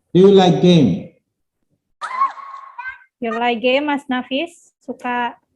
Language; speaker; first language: English; non-native, learner; Indonesian